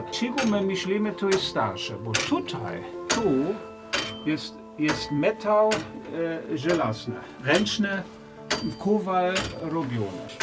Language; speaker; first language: Polish; non-native, learner; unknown